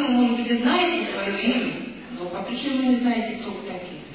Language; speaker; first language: Russian; native; Russian